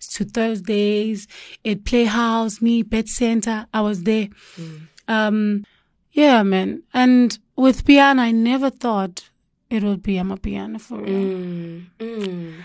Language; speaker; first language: English; non-native, local second language; Zulu